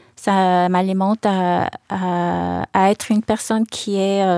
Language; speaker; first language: French; early bilingual, other home language; Korean